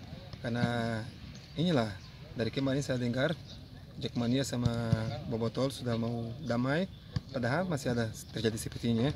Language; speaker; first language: Indonesian; non-native, fluent; Portuguese